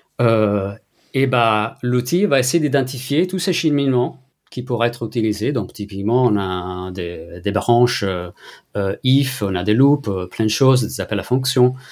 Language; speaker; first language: French; non-native, fluent; Italian